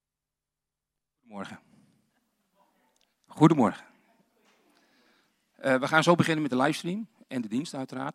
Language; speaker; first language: Dutch; native; Dutch